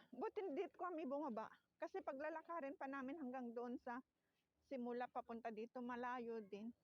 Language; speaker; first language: Filipino; native; Filipino